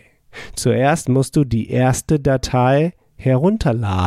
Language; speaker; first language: German; non-native, fluent; English